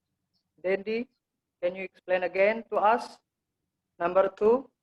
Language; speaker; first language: English; non-native, learner; Indonesian